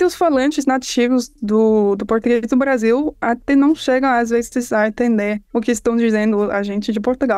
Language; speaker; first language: Portuguese; non-native, fluent; English